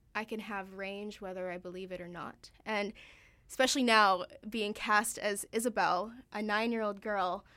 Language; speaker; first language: English; early bilingual, other home language; Filipino